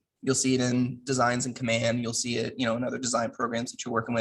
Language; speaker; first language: English; native; English